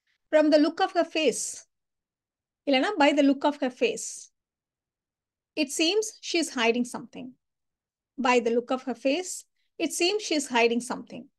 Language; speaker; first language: English; non-native, local second language; Tamil